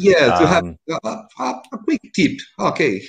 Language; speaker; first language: English; non-native, learner; Portuguese